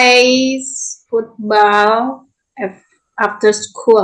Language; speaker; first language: English; non-native, learner; Indonesian